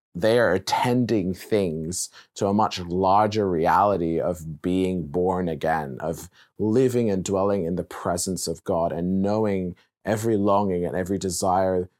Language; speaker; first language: English; native; English